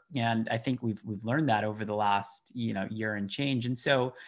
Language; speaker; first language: English; native; English